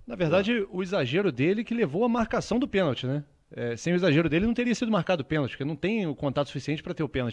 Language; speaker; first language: Portuguese; native; Portuguese